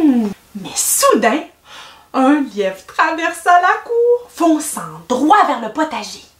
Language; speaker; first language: French; native; French